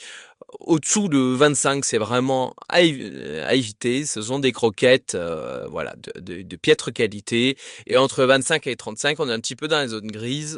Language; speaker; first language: French; native; French